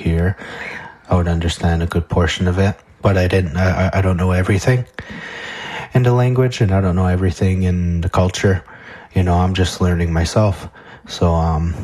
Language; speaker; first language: English; non-native, fluent; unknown